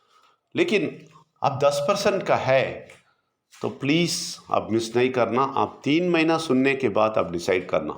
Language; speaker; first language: Hindi; non-native, local second language; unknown